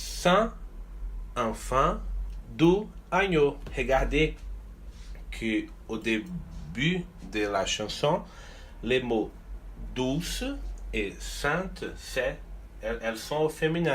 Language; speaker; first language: French; non-native, fluent; Portuguese